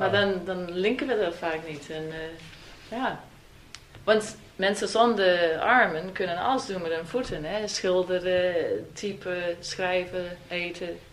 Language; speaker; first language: Dutch; non-native, fluent; English